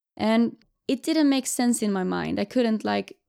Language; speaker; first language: English; non-native, fluent; Swedish